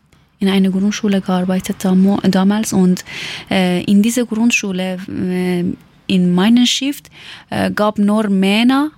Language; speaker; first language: German; non-native, learner; Persian